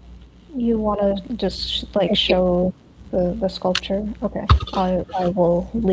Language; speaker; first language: English; native; English